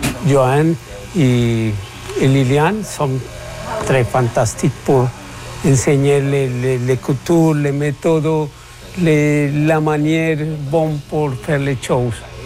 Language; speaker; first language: French; non-native, learner; Spanish